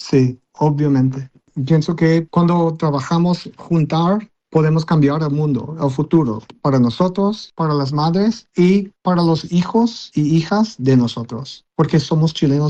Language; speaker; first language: Spanish; non-native, learner; English